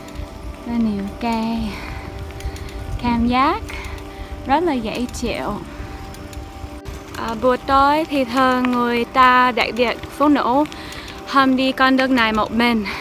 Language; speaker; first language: Vietnamese; non-native, fluent; English